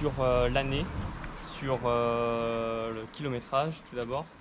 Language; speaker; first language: French; native; French